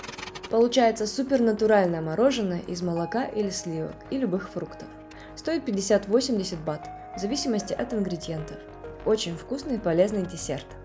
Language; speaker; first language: Russian; native; Russian